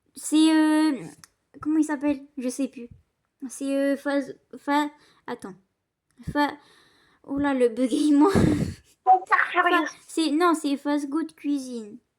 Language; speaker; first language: French; native; French